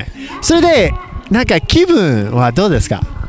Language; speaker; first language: Japanese; non-native, learner; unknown